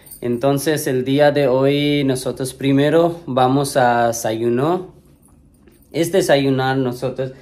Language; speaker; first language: Spanish; non-native, learner; Urdu